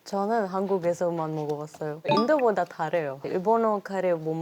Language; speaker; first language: Korean; non-native, learner; Odia